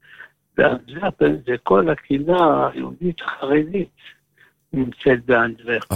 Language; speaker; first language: Hebrew; non-native, fluent; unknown